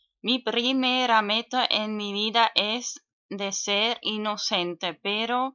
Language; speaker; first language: Spanish; non-native, fluent; German